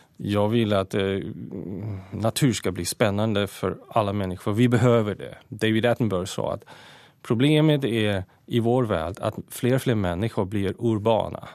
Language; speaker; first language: Swedish; native; Swedish